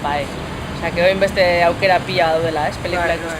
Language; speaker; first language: Basque; native; Basque